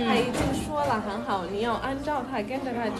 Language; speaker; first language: Chinese; non-native, learner; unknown